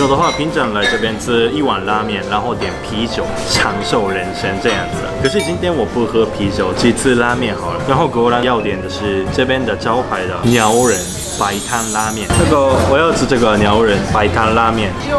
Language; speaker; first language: Chinese; non-native, fluent; Japanese